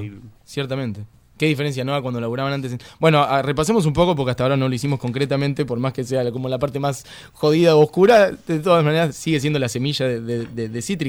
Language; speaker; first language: Spanish; native; Spanish